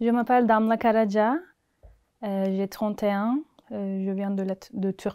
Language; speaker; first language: French; non-native, learner; Turkish